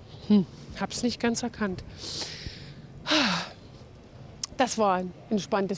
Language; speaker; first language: German; native; German